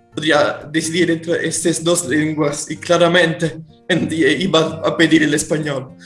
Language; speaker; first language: Spanish; non-native, fluent; Italian